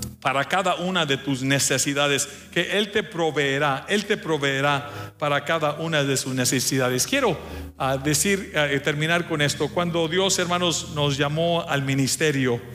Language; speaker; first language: Spanish; early bilingual, heritage; Spanish